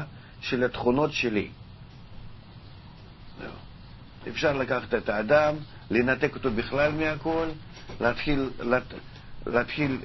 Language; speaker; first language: Hebrew; non-native, fluent; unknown